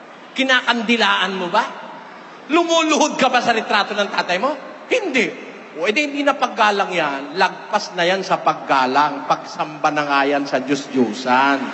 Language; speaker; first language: Filipino; native; Filipino